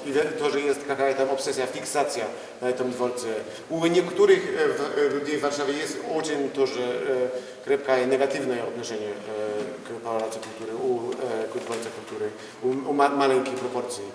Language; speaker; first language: Russian; non-native, learner; Polish